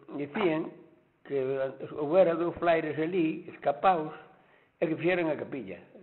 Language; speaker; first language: Galician; native; Galician